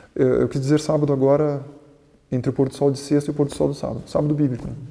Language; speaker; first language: Portuguese; native; Portuguese